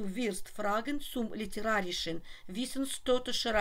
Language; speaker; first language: German; non-native, fluent; Russian